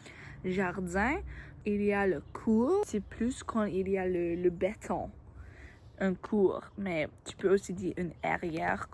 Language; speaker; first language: French; non-native, learner; English